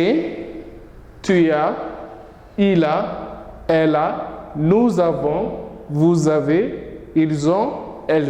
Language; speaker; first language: French; non-native, fluent; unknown